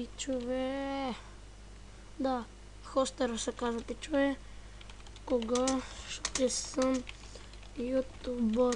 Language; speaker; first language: Bulgarian; native; Bulgarian